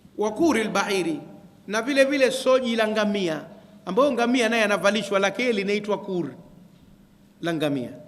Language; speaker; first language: Swahili; native; Swahili